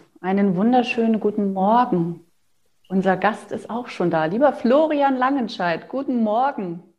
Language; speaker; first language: German; native; German